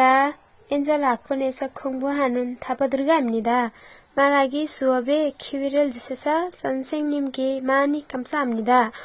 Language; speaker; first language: Korean; non-native, learner; Nepali